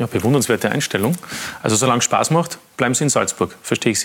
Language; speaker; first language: German; native; German